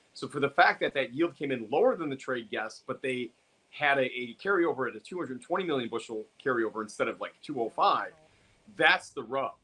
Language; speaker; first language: English; native; English